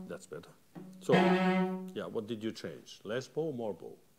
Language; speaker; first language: English; non-native, fluent; Catalan